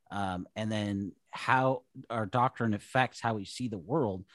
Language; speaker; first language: English; native; English